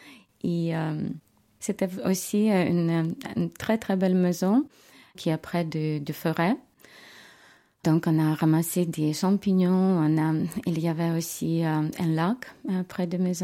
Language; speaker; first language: French; non-native, learner; Ukrainian